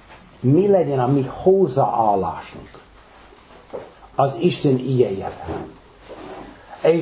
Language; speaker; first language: Hungarian; non-native, fluent; English